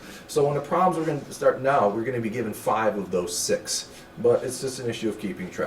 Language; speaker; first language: English; native; English